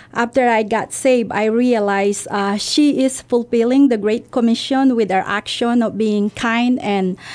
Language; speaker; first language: English; non-native, local second language; Filipino